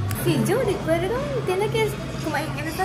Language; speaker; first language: Spanish; non-native, learner; Japanese